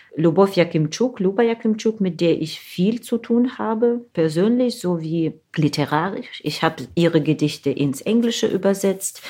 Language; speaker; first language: German; non-native, fluent; Ukrainian